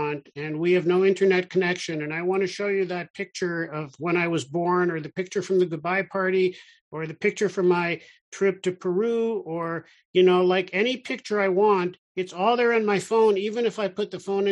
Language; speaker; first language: English; native; English